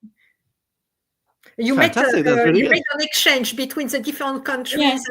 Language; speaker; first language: English; non-native, fluent; French